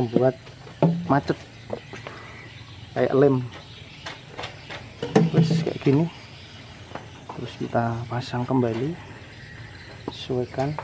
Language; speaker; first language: Indonesian; native; Indonesian